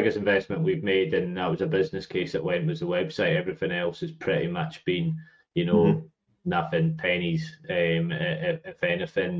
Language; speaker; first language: English; native; English